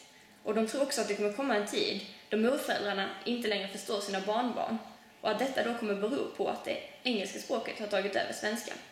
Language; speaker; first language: Swedish; native; Swedish